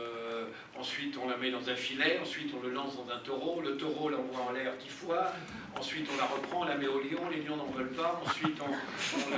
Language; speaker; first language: French; native; French